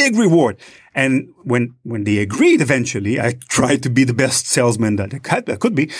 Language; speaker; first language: English; non-native, fluent; Hebrew